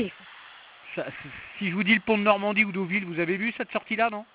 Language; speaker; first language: French; native; French